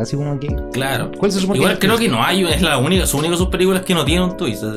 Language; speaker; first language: Spanish; native; Spanish